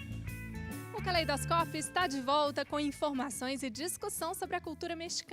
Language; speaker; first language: Portuguese; native; Portuguese